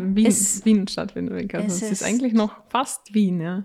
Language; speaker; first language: German; native; German